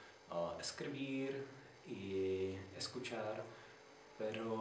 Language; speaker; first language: Spanish; non-native, learner; Czech